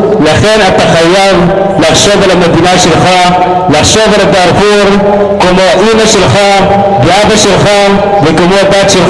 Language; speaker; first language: Hebrew; non-native, fluent; Arabic